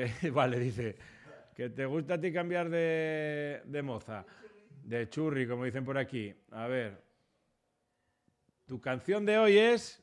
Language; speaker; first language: Spanish; native; Spanish